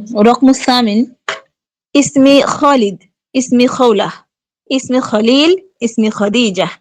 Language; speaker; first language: Arabic; non-native, learner; Bangla